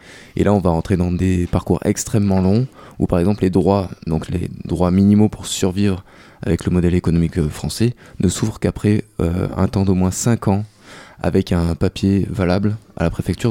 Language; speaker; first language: French; native; French